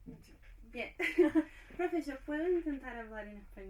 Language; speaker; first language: Spanish; non-native, learner; Portuguese